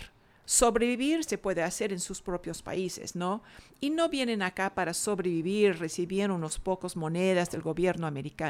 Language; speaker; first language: Spanish; non-native, fluent; English